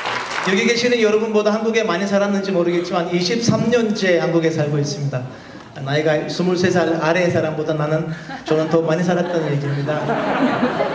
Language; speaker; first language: Korean; non-native, fluent; Turkish